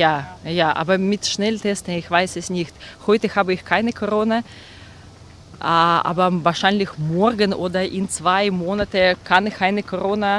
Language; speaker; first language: German; non-native, learner; Russian